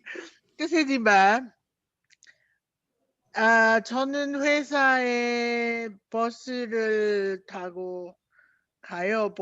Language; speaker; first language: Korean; non-native, fluent; Filipino